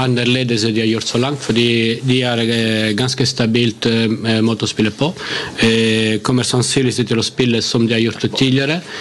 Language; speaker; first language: Norwegian; non-native, learner; Italian